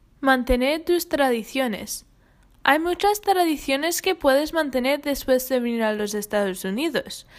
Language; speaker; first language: Spanish; non-native, fluent; English